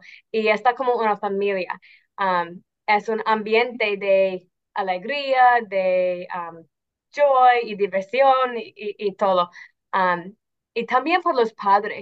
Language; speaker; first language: Spanish; non-native, fluent; English